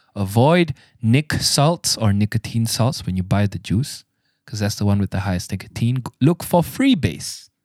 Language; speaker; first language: English; non-native, local second language; Malay